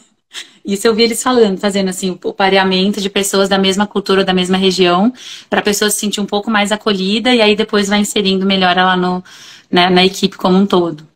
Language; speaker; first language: Portuguese; native; Portuguese